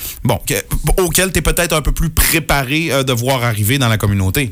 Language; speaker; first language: French; native; French